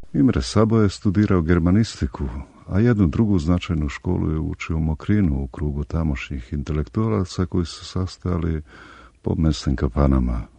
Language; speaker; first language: Serbian; native; Serbian